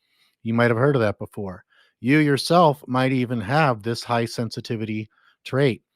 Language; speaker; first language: English; native; English